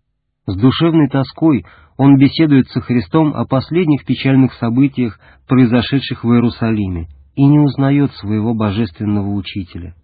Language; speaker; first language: Russian; native; Russian